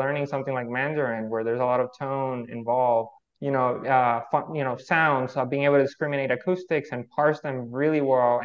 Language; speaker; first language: English; non-native, fluent; Spanish